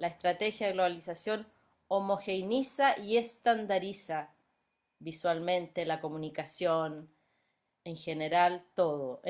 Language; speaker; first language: Spanish; native; Spanish